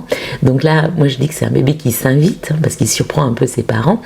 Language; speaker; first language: French; native; French